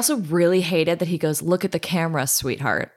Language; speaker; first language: English; native; English